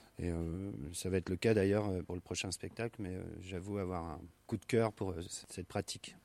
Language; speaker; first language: French; native; French